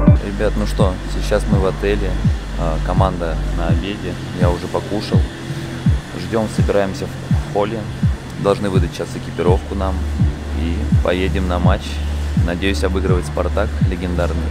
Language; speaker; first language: Russian; native; Russian